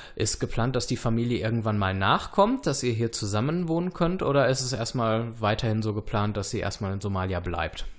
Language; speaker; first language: German; native; German